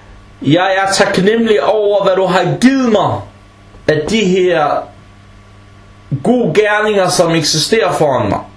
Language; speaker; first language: Danish; early bilingual, other home language; Arabic